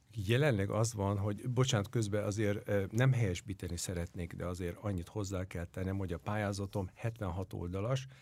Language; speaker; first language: Hungarian; non-native, fluent; Turkish